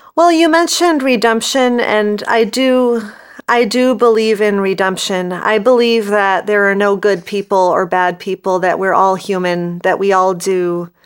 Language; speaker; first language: English; native; English